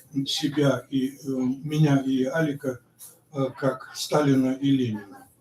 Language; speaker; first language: Russian; native; Russian